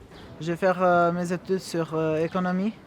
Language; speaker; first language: French; non-native, learner; Albanian